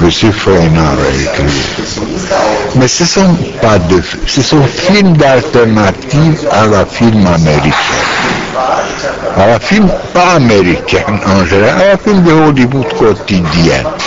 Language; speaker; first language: French; non-native, learner; Romanian